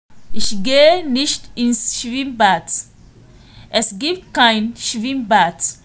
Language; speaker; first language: German; non-native, learner; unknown